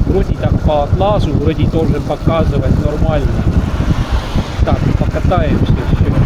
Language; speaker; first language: Russian; non-native, local second language; Estonian